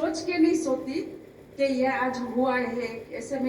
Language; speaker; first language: Hindi; non-native, local second language; Gujarati